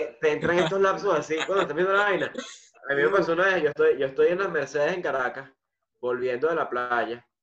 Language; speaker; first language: Spanish; native; Spanish